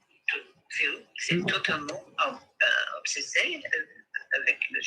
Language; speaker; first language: French; non-native, learner; Turkish